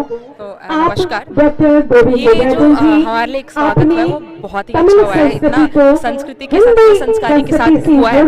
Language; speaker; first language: Hindi; non-native, local second language; Tamil